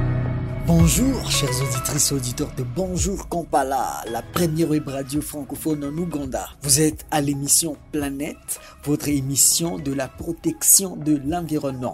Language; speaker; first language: French; non-native, fluent; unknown